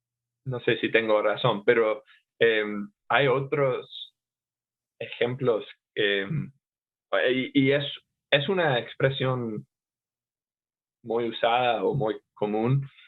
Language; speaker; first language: Spanish; non-native, fluent; English